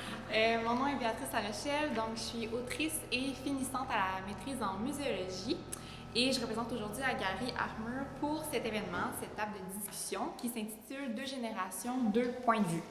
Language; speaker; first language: French; native; French